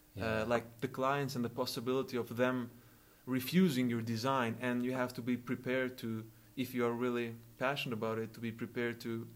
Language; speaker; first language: English; non-native, fluent; Albanian